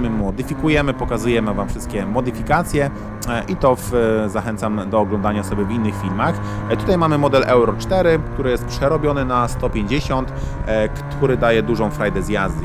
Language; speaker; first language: Polish; native; Polish